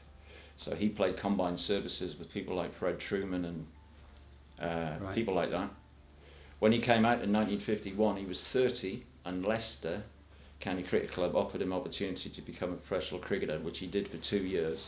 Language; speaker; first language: English; native; English